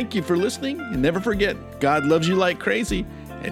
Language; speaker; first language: English; native; English